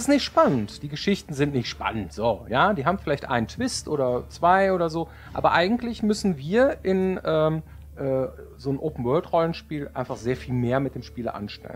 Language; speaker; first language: German; native; German